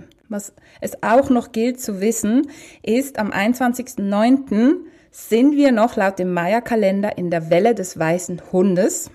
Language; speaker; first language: German; native; German